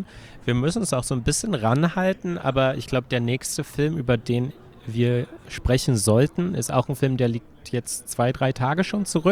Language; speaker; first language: German; native; German